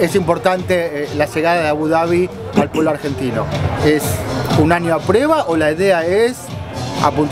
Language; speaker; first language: Spanish; native; Spanish